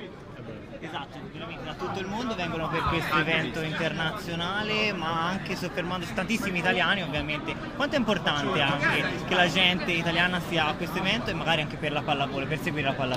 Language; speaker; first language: Italian; native; Italian